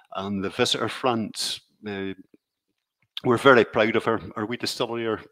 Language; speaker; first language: English; native; English